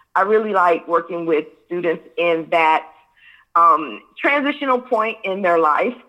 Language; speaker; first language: English; native; English